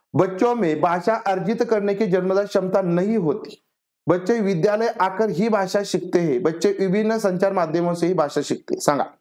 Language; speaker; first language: Hindi; non-native, local second language; Marathi